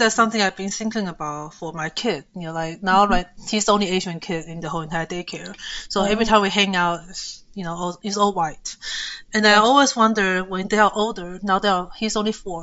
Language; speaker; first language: English; early bilingual, other home language; Chinese